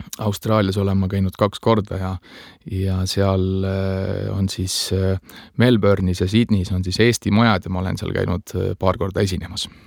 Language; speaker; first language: Estonian; native; Estonian